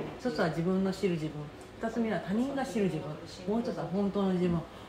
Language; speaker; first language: Japanese; native; Japanese